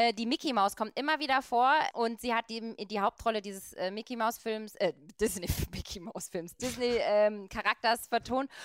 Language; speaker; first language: German; native; German